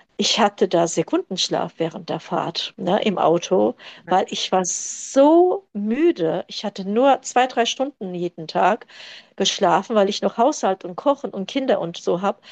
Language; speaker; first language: German; early bilingual, other home language; Turkish